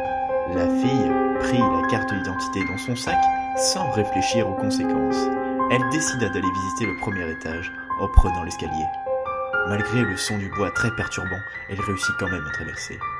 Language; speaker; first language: French; native; French